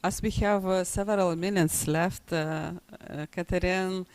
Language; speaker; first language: English; non-native, fluent; Lithuanian